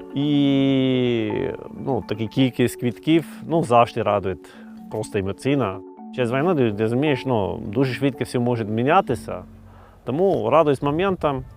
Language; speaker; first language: Ukrainian; non-native, learner; German